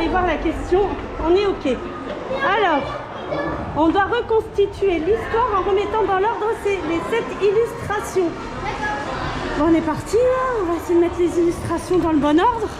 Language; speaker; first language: French; native; French